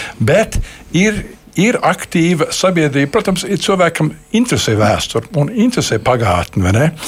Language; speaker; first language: Latvian; early bilingual, heritage; Latvian